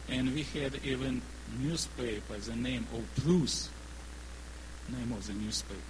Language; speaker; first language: English; non-native, learner; Ukrainian